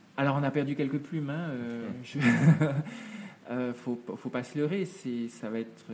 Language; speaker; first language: French; native; French